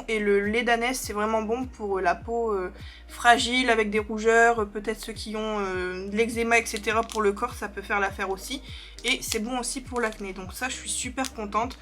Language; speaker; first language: French; native; French